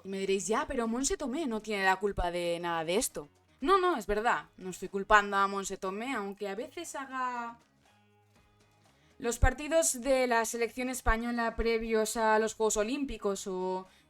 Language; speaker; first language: Spanish; native; Spanish